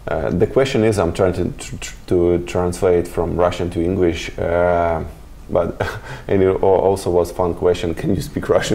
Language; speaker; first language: English; non-native, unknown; Russian